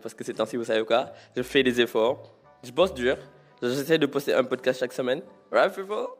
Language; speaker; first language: French; non-native, local second language; Wolof